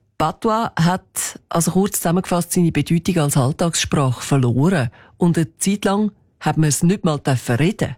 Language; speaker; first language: German; native; German